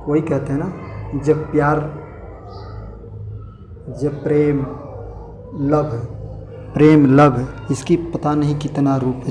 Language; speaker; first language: Hindi; native; Hindi